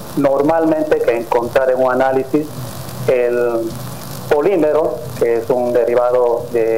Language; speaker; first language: Spanish; native; Spanish